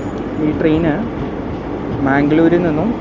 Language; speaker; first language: Malayalam; native; Malayalam